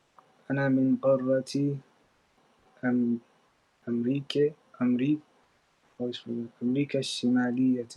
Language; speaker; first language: Arabic; non-native, learner; English